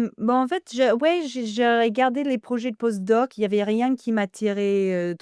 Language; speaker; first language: French; non-native, fluent; English